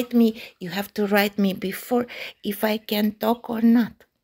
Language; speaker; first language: English; non-native, learner; Romanian